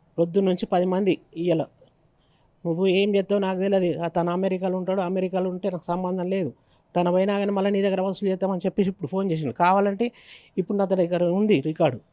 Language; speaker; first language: Telugu; native; Telugu